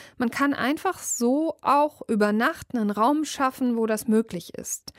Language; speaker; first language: German; native; German